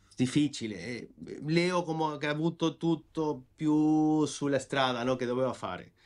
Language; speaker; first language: Italian; non-native, fluent; Spanish